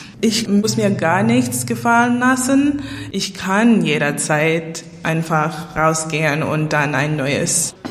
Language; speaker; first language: German; non-native, fluent; English